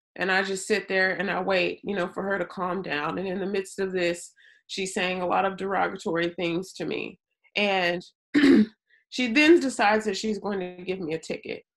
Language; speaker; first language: English; native; English